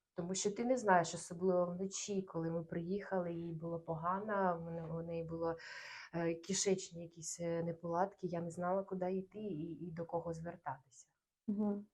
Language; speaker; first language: Ukrainian; non-native, local second language; Russian